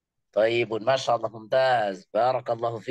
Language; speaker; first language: Arabic; non-native, fluent; Indonesian